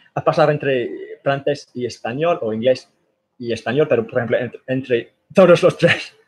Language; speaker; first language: Spanish; non-native, fluent; English